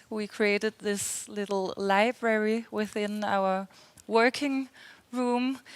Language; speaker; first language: English; non-native, fluent; Danish